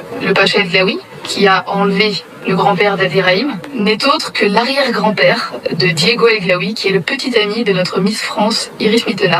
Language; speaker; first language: French; native; French